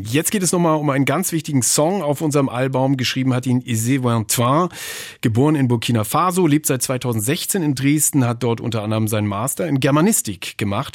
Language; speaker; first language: German; native; German